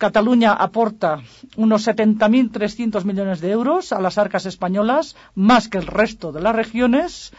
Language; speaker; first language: Spanish; native; Spanish